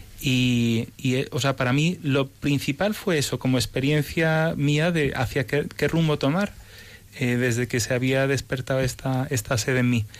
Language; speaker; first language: Spanish; early bilingual, other home language; English